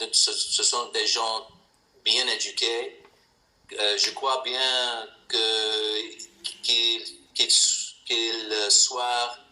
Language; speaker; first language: French; non-native, learner; English